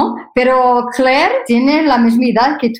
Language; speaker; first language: Spanish; non-native, fluent; Portuguese